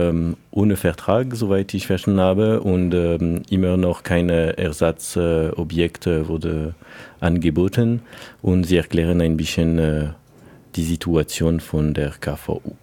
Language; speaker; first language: German; non-native, fluent; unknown